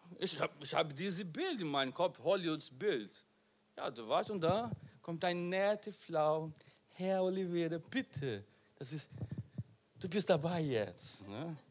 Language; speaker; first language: German; non-native, learner; Portuguese